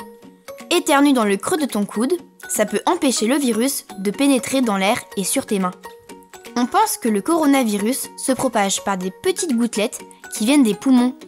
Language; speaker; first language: French; native; French